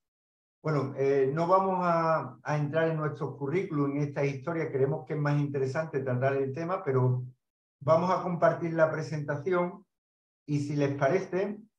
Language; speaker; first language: Spanish; native; Spanish